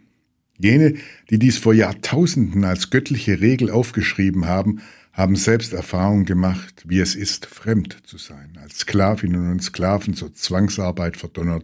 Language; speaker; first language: German; native; German